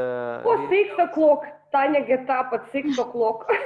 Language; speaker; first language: English; non-native, learner; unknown